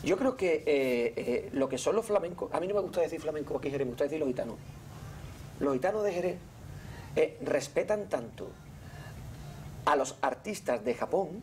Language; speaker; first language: Spanish; native; Spanish